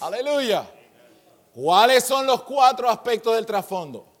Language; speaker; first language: Spanish; native; Spanish